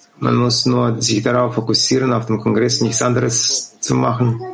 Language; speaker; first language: German; non-native, fluent; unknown